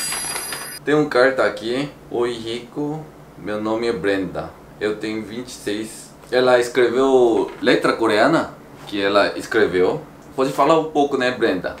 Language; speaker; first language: Portuguese; non-native, fluent; Korean